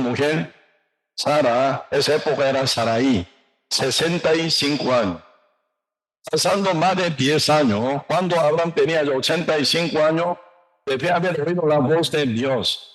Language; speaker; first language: Spanish; non-native, learner; Korean